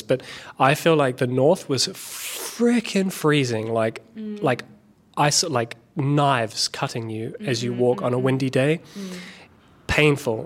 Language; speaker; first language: English; native; English